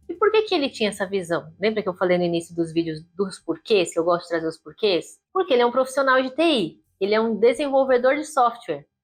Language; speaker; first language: Portuguese; native; Portuguese